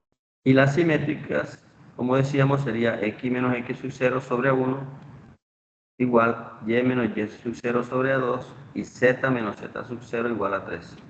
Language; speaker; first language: Spanish; native; Spanish